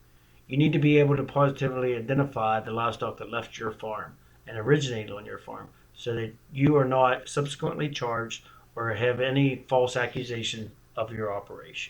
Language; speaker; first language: English; native; English